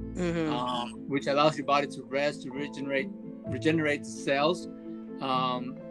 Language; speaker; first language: English; early bilingual, other home language; Spanish